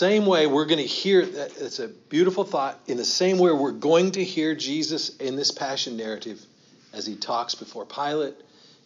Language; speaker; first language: English; native; English